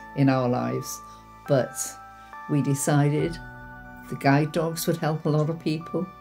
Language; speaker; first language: English; native; English